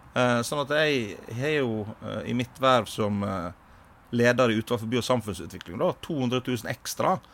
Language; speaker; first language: Norwegian; native; Norwegian